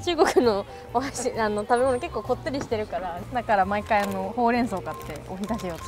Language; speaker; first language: Japanese; native; Japanese